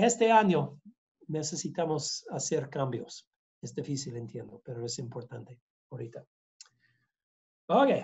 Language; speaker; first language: Spanish; non-native, learner; English